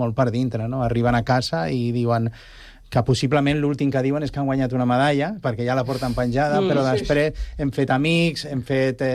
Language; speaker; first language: Catalan; native; Catalan